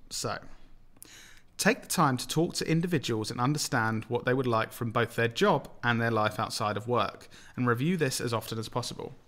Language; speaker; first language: English; native; English